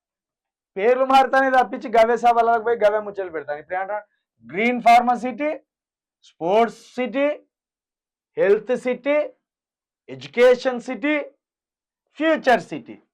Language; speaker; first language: Telugu; native; Telugu